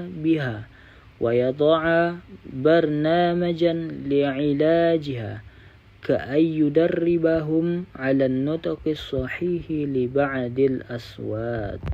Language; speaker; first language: Arabic; non-native, learner; Indonesian